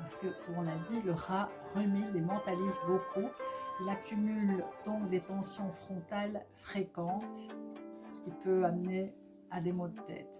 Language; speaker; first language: French; native; French